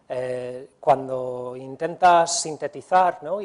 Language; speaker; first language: Spanish; non-native, fluent; English